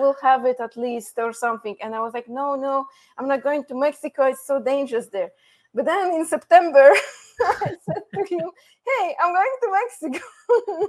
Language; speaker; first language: English; non-native, fluent; Polish